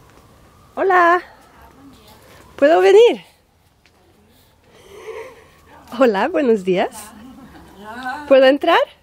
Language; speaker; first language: Spanish; non-native, fluent; Swedish